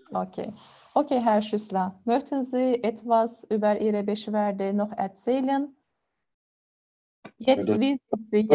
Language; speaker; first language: German; non-native, learner; Turkish